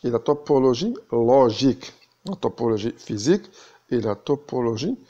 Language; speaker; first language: French; non-native, local second language; Arabic